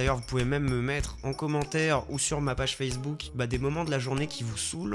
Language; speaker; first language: French; native; French